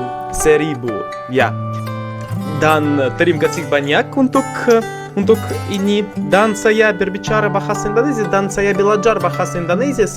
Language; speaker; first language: Indonesian; non-native, learner; English